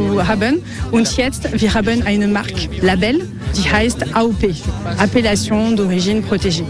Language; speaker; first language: German; non-native, learner; French